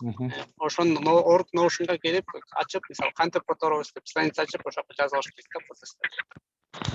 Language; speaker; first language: Kyrgyz; native; Kyrgyz